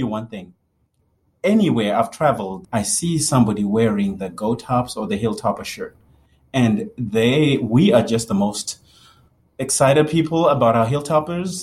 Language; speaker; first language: English; non-native, local second language; Shona